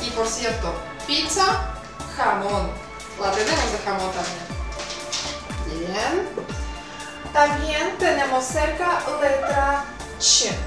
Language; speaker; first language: Spanish; non-native, fluent; Russian